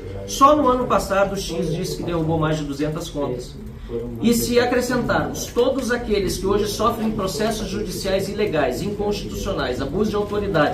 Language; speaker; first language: Portuguese; native; Portuguese